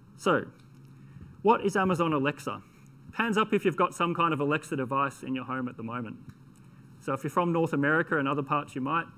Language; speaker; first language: English; native; English